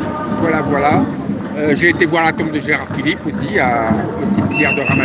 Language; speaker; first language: French; native; French